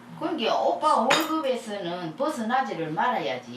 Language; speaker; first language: Korean; native; Korean